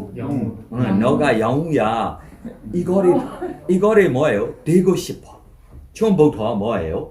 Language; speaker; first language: Korean; non-native, learner; Burmese